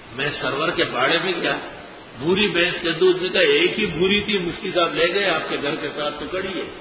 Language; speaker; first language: Urdu; non-native, local second language; Pashto